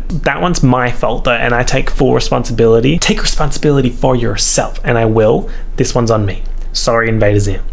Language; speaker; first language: English; native; English